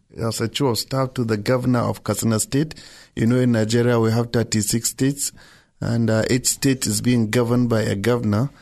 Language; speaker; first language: English; non-native, local second language; Hausa